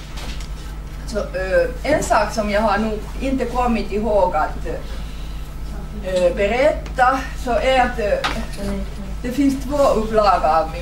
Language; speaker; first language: Swedish; non-native, fluent; Finnish